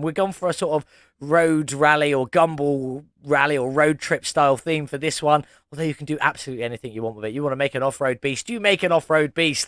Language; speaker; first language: English; native; English